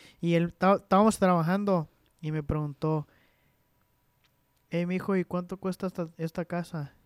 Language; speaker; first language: Spanish; early bilingual, heritage; Spanish